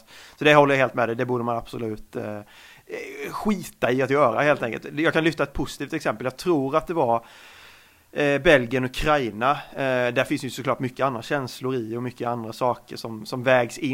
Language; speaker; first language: Swedish; native; Swedish